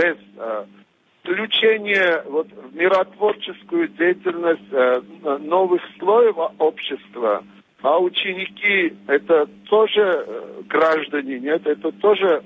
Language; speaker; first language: Russian; non-native, fluent; Armenian